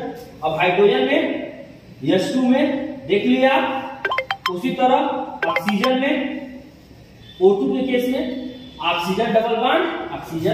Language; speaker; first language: Hindi; native; Hindi